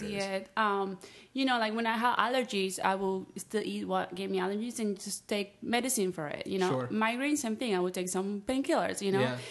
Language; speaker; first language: English; non-native, fluent; Spanish